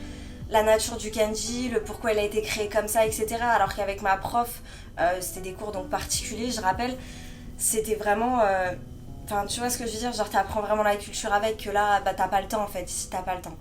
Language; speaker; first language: French; native; French